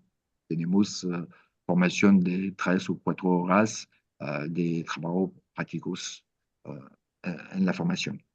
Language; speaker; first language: Spanish; non-native, learner; French